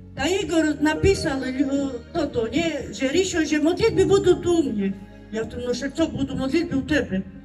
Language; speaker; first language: Slovak; native; Slovak